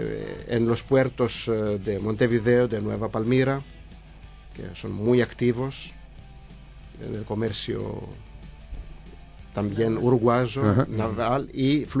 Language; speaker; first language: Spanish; non-native, learner; Greek